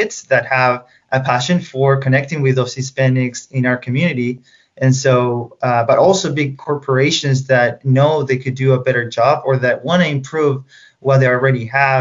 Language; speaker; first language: English; non-native, fluent; Spanish